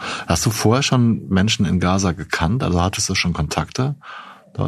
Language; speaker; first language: German; native; German